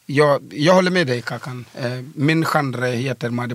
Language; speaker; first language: Swedish; early bilingual, other home language; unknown